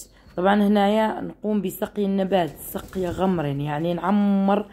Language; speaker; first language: Arabic; native; Arabic